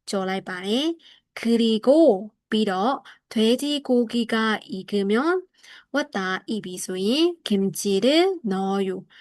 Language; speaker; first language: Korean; non-native, fluent; Burmese